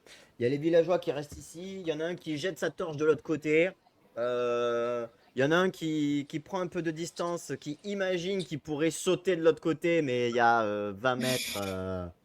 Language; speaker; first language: French; native; French